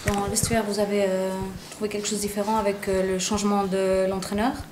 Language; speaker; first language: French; non-native, learner; Spanish